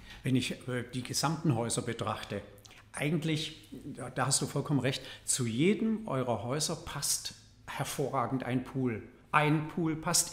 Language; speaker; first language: German; native; German